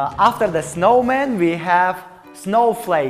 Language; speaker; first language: English; non-native, learner; Tajik